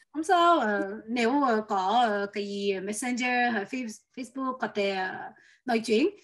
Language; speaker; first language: Vietnamese; non-native, learner; French